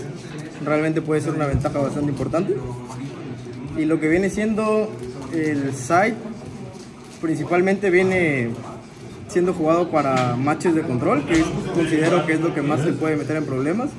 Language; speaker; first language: Spanish; native; Spanish